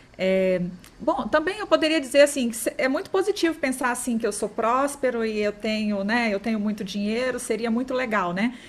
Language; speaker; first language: Portuguese; native; Portuguese